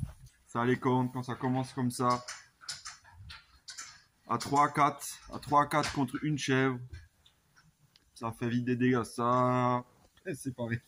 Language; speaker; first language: French; native; French